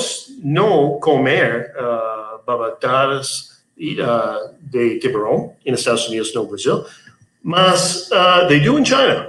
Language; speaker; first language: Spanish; non-native, learner; English